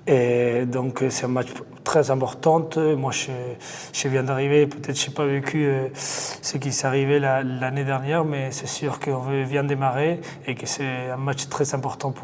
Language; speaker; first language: French; non-native, fluent; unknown